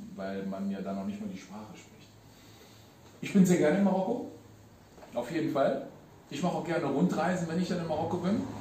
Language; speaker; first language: German; early bilingual, other home language; Riffian